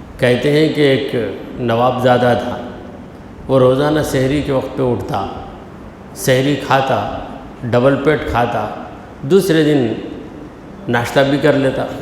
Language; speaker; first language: Urdu; native; Urdu